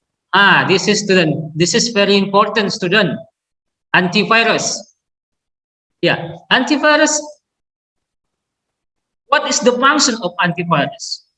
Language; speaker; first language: English; non-native, learner; Indonesian